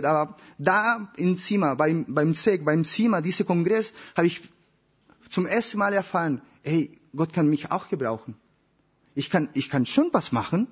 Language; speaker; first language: German; non-native, learner; Spanish